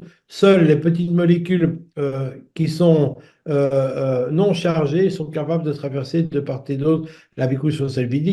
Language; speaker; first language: French; native; French